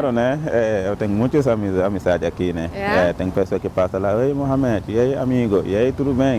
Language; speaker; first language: Portuguese; non-native, learner; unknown